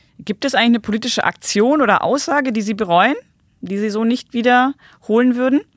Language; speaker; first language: German; native; German